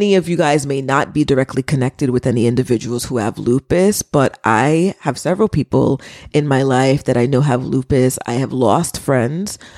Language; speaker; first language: English; early bilingual, other home language; Haitian Creole